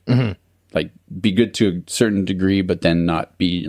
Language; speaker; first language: English; native; English